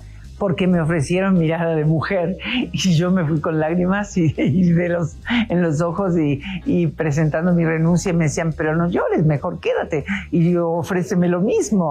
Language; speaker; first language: Spanish; native; Spanish